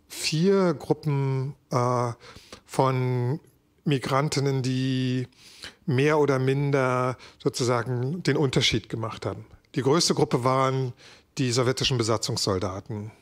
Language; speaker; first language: German; native; German